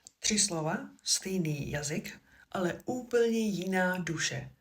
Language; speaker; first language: Czech; non-native, fluent; Ukrainian